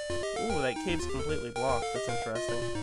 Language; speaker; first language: English; native; English